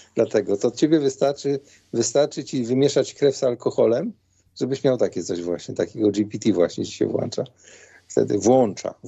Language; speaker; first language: Polish; native; Polish